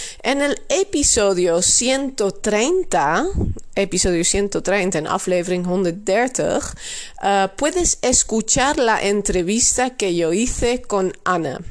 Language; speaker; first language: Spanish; non-native, fluent; Dutch